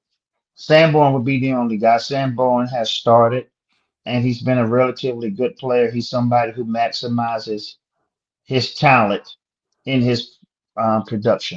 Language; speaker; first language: English; native; English